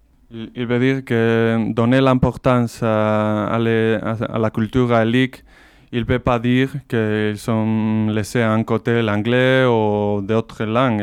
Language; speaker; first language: French; non-native, learner; Basque